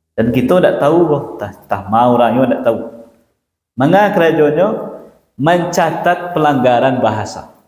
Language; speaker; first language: Malay; non-native, local second language; Minangkabau